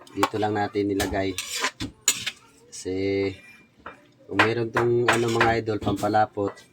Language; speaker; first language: Filipino; non-native, local second language; Cebuano